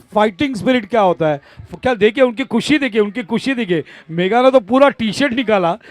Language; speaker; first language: Hindi; non-native, local second language; Marathi